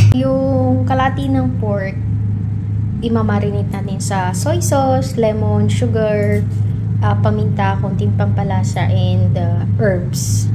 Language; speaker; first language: Filipino; native; Filipino